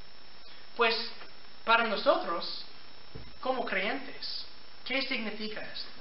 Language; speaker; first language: Spanish; non-native, fluent; English